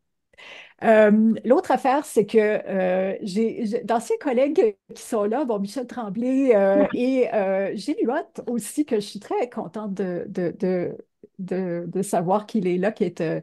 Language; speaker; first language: French; native; French